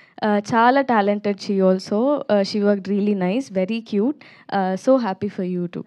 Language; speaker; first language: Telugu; non-native, learner; Tamil